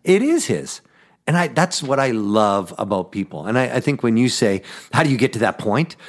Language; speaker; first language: English; native; English